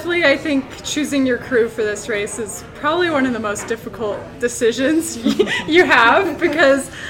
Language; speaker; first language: English; native; English